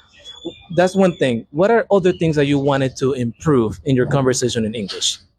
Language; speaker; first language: English; non-native, fluent; Spanish